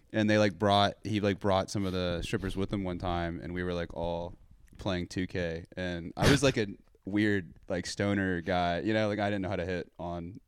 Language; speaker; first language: English; native; English